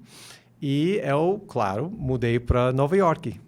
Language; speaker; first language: Portuguese; non-native, fluent; English